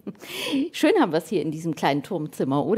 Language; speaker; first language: German; native; German